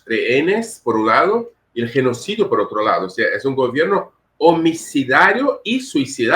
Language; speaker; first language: Spanish; non-native, fluent; Portuguese